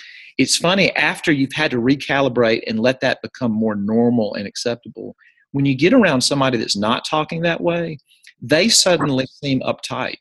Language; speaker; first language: English; native; English